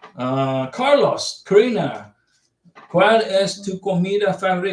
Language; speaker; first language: Spanish; non-native, learner; English